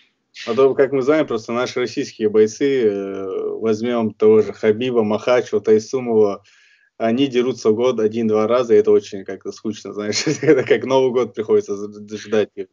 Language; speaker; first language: Russian; native; Russian